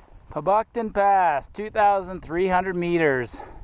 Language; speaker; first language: English; non-native, local second language; French